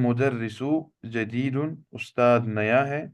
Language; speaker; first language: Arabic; non-native, fluent; Urdu